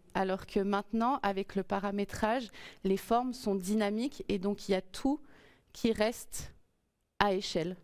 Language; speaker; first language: French; native; French